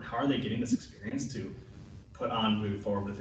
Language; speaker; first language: English; native; English